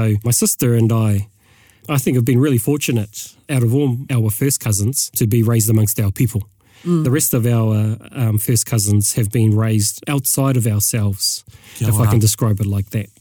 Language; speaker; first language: English; native; English